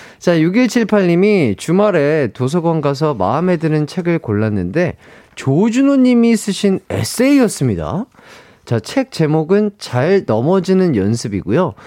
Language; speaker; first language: Korean; native; Korean